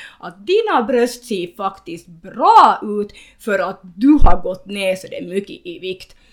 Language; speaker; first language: Swedish; native; Swedish